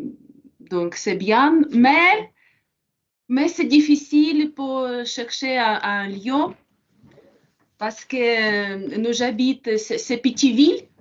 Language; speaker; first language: French; non-native, learner; Ukrainian